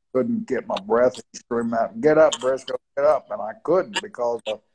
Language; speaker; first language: English; native; English